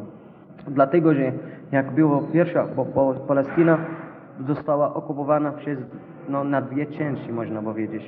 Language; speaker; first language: Polish; non-native, learner; Arabic